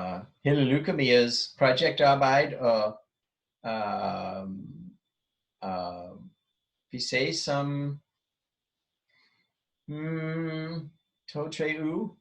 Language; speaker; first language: Danish; non-native, fluent; English